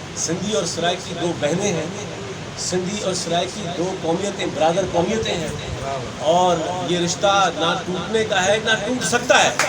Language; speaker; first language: Urdu; non-native, local second language; Sindhi